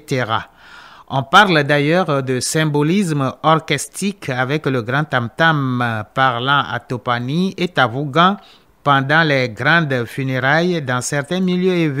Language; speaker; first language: French; non-native, local second language; Ewe